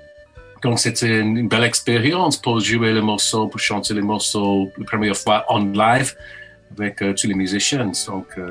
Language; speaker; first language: French; non-native, fluent; English